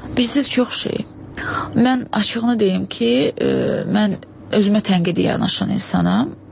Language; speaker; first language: Azerbaijani; native; Azerbaijani